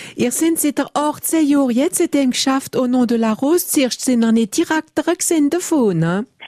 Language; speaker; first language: German; non-native, local second language; French